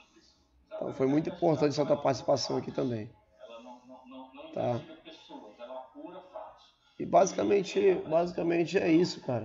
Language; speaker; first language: Portuguese; native; Portuguese